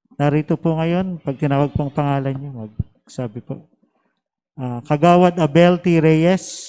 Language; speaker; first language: Filipino; native; Filipino